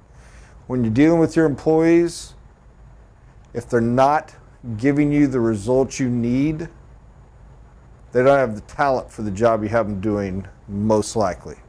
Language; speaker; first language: English; native; English